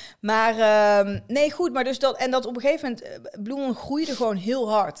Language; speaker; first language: Dutch; native; Dutch